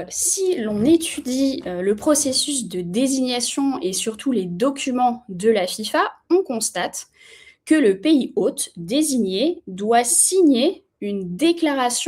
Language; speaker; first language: French; native; French